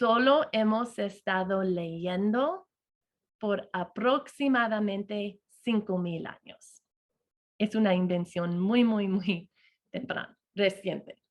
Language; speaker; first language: Spanish; non-native, fluent; English